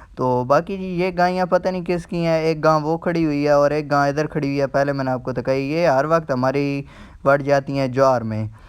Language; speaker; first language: Urdu; non-native, local second language; Punjabi